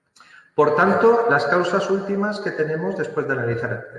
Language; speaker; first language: Spanish; native; Spanish